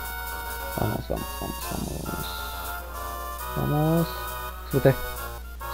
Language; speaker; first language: Spanish; early bilingual, heritage; Spanish